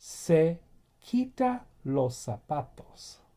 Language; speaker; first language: Spanish; non-native, fluent; English